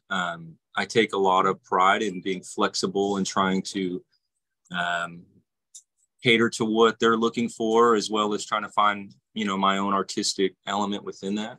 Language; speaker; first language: English; native; English